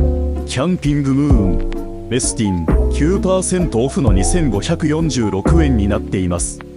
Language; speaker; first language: Japanese; native; Japanese